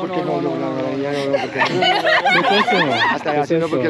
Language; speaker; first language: Spanish; native; Spanish